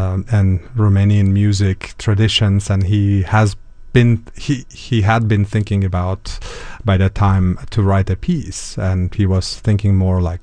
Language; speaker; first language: English; non-native, fluent; Uzbek